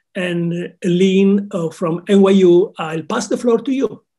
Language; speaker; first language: English; non-native, fluent; Italian